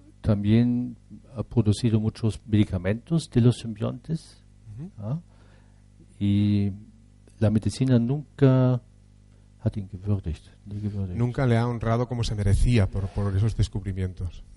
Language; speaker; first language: Spanish; non-native, fluent; German